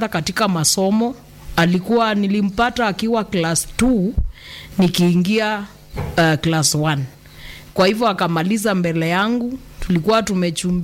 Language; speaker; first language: Swahili; non-native, local second language; Kamba